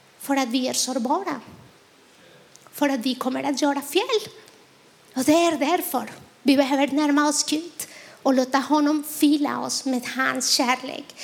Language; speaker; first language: Swedish; non-native, fluent; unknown